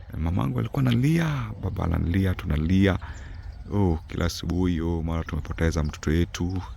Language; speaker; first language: Swahili; non-native, local second language; Luo (Kenya and Tanzania)